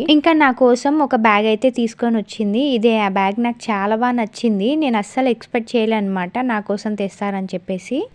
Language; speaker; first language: Telugu; non-native, local second language; Lambadi